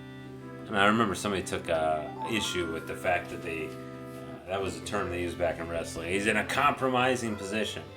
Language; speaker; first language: English; native; English